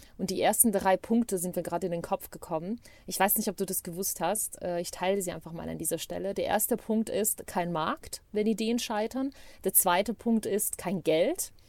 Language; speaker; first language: German; non-native, fluent; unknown